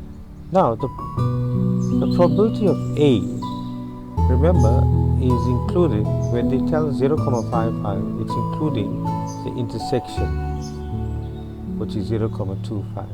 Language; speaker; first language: English; native; English